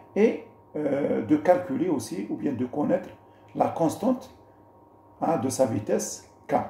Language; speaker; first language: French; non-native, local second language; Arabic